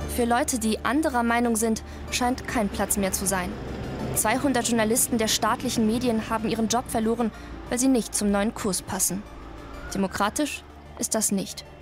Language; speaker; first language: German; early bilingual, other home language; Polish